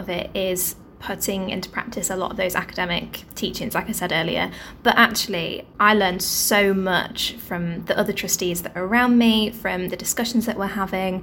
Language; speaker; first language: English; native; English